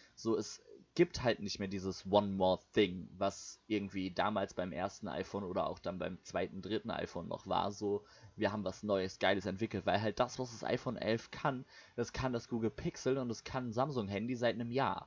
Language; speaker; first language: German; native; German